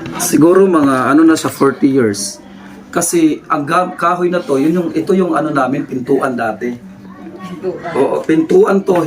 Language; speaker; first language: Filipino; non-native, local second language; Cebuano